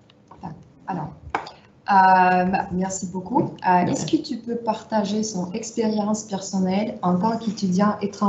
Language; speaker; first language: French; non-native, fluent; Russian